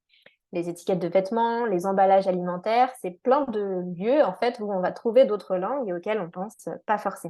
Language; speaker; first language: French; native; French